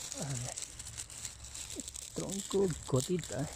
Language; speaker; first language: Spanish; non-native, learner; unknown